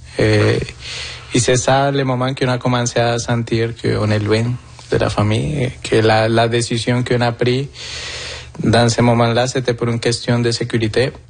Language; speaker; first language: French; non-native, fluent; Spanish